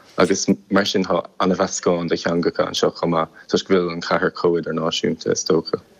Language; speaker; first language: Irish; non-native, local second language; English